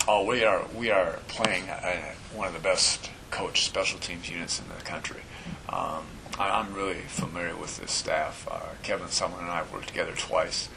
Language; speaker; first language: English; native; English